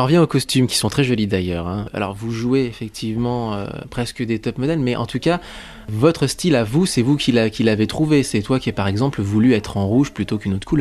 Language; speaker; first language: French; native; French